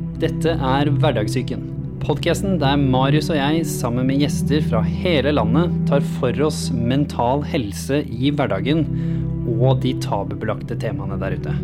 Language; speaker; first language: Norwegian; native; Norwegian